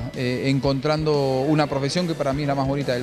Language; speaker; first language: Spanish; native; Spanish